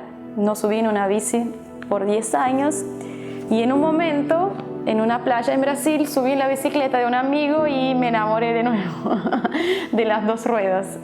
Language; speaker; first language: Spanish; non-native, fluent; Portuguese